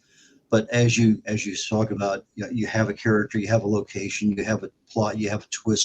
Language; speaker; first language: English; native; English